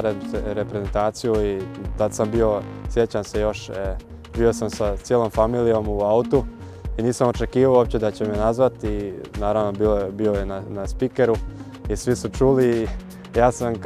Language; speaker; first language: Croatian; early bilingual, heritage; Croatian